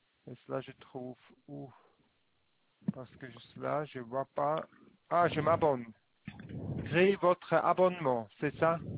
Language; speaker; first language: French; non-native, learner; Swiss German